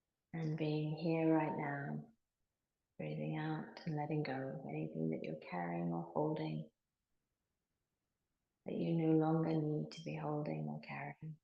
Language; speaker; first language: English; native; English